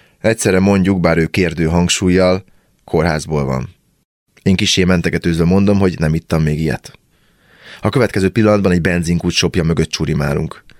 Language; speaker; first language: Hungarian; native; Hungarian